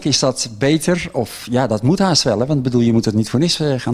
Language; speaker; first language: Dutch; native; Dutch